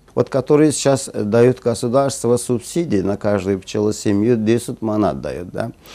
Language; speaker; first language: Russian; non-native, local second language; Azerbaijani